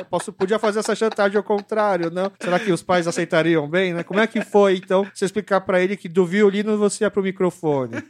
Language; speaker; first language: Portuguese; early bilingual, other home language; Korean